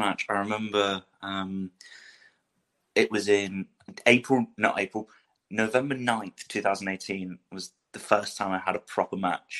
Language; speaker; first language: English; native; English